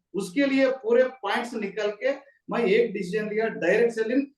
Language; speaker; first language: Hindi; non-native, local second language; Kannada